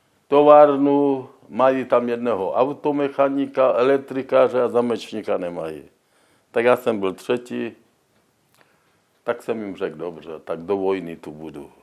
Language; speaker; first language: Czech; non-native, local second language; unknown